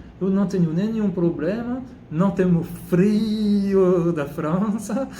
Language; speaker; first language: Portuguese; non-native, fluent; French